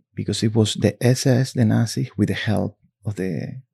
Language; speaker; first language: English; non-native, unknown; Spanish